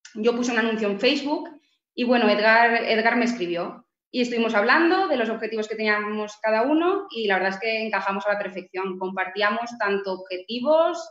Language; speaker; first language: Spanish; native; Spanish